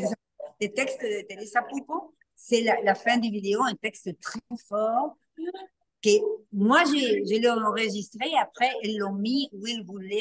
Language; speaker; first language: French; non-native, learner; Spanish